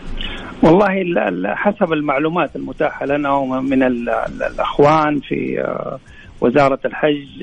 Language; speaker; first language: Arabic; native; Arabic